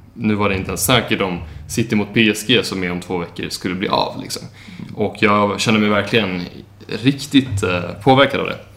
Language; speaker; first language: Swedish; native; Swedish